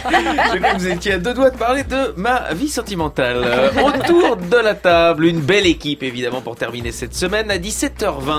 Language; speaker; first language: French; native; French